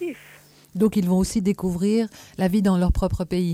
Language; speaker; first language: French; native; French